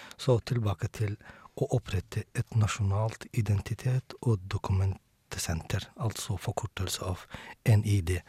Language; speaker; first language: Norwegian; non-native, fluent; Somali